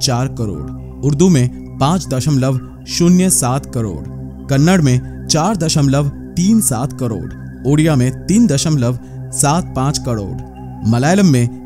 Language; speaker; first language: Hindi; non-native, local second language; Bangla